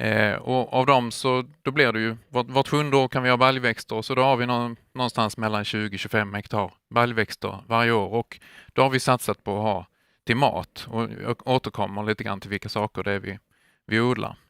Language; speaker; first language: Swedish; native; Swedish